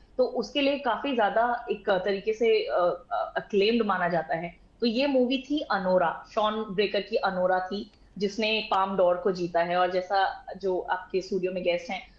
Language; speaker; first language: Hindi; native; Hindi